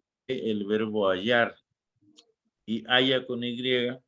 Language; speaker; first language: Spanish; native; Spanish